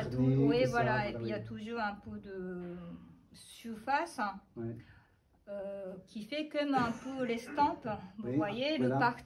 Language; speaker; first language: French; non-native, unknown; Japanese